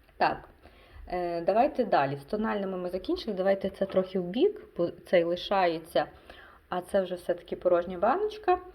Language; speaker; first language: Ukrainian; non-native, local second language; Russian